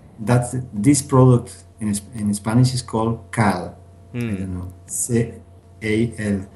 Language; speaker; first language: English; non-native, learner; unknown